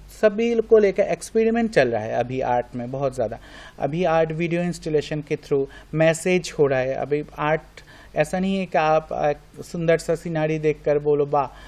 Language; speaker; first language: Hindi; non-native, local second language; Bangla